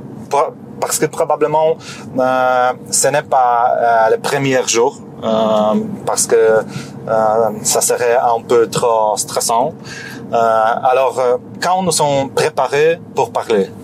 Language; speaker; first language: French; non-native, learner; Polish